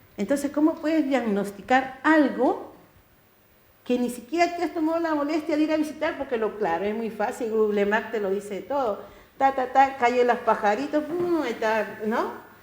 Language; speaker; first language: Spanish; native; Spanish